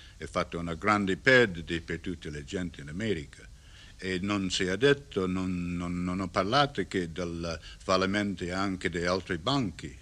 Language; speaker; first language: Italian; non-native, learner; English